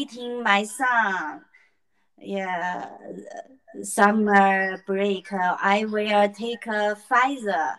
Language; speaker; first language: English; non-native, learner; Chinese